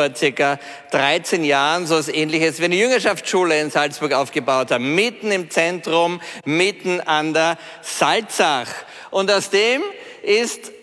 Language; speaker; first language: German; native; German